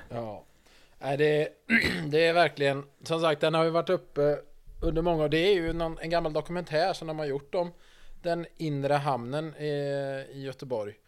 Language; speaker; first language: Swedish; native; Swedish